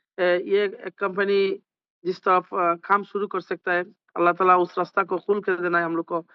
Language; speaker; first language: Hindi; non-native, learner; Bangla